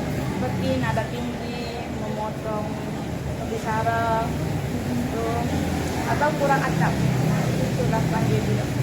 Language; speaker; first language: Indonesian; non-native, local second language; Malay